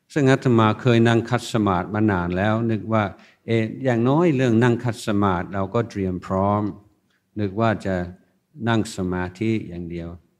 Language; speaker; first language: Thai; non-native, fluent; English